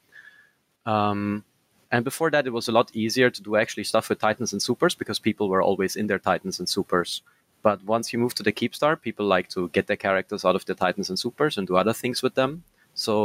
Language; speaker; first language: English; non-native, fluent; German